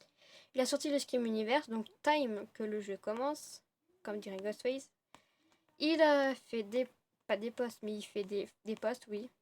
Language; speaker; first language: French; native; French